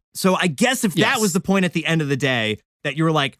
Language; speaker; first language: English; native; English